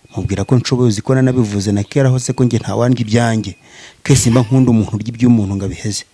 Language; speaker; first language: Kinyarwanda; early bilingual, heritage; Kinyarwanda